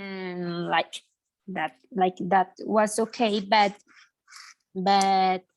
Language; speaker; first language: English; non-native, learner; Spanish